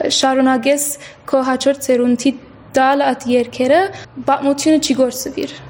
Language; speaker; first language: Armenian; early bilingual, heritage; Armenian